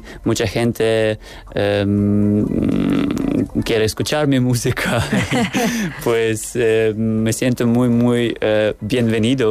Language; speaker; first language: Spanish; non-native, learner; Ukrainian